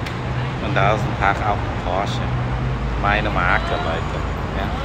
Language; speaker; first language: German; non-native, fluent; Vietnamese